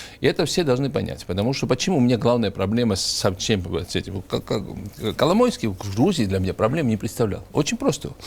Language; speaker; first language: Russian; non-native, local second language; Georgian